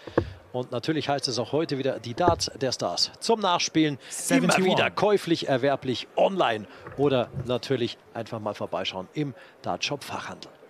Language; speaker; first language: German; native; German